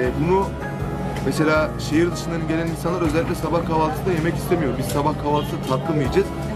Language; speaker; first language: Turkish; native; Turkish